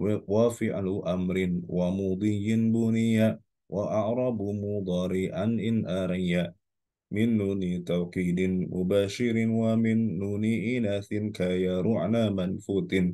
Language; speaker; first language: Arabic; non-native, fluent; Indonesian